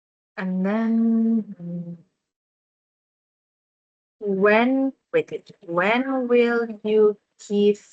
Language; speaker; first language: English; non-native, fluent; Indonesian